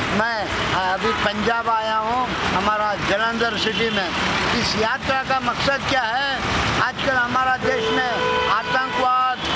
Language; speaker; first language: Hindi; non-native, local second language; Kannada